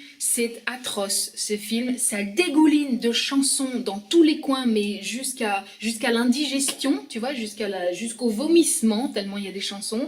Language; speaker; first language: French; native; French